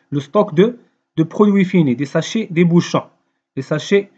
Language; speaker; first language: French; non-native, local second language; Arabic